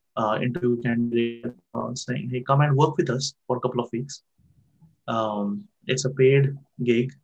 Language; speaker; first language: English; non-native, local second language; Marathi